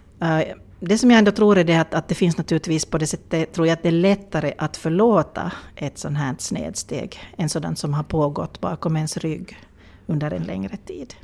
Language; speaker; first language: Swedish; native; Swedish